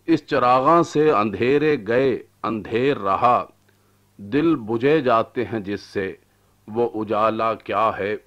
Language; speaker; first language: Urdu; non-native, local second language; Punjabi